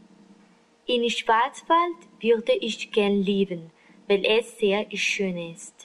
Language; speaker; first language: German; non-native, learner; Spanish